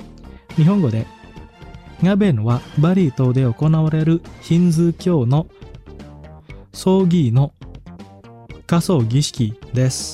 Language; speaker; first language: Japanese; non-native, fluent; Indonesian